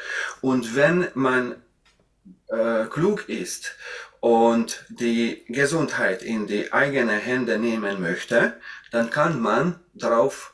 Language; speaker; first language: German; non-native, fluent; Hungarian